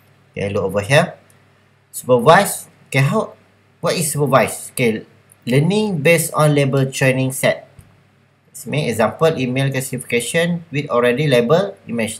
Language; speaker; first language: English; non-native, local second language; Malay